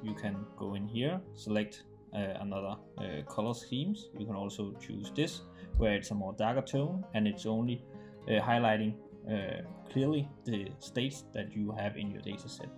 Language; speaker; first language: English; non-native, fluent; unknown